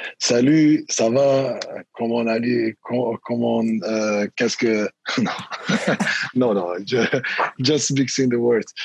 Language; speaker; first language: French; non-native, learner; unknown